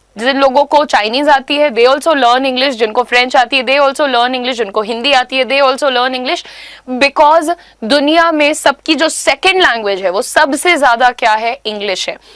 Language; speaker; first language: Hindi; native; Hindi